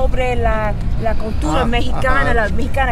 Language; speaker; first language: Spanish; non-native, learner; English